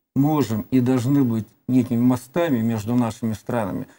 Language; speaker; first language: Russian; native; Russian